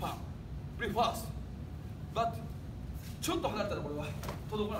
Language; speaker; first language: English; non-native, learner; Japanese